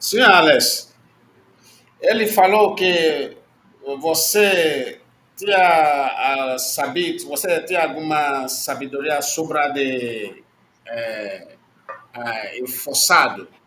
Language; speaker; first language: Portuguese; non-native, learner; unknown